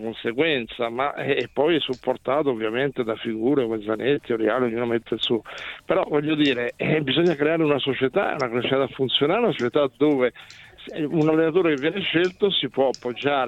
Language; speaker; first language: Italian; native; Italian